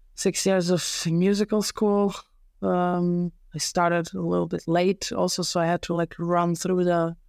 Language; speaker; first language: English; non-native, fluent; Serbian